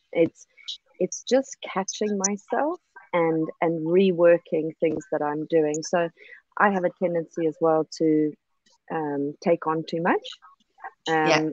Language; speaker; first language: English; native; English